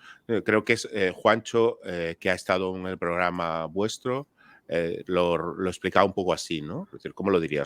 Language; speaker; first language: Spanish; native; Spanish